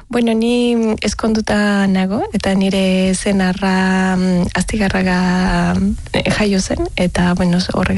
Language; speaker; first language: Basque; non-native, learner; Spanish